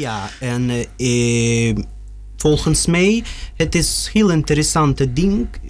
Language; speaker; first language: Dutch; non-native, learner; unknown